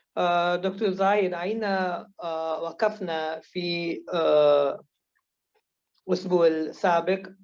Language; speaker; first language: Arabic; non-native, fluent; Urdu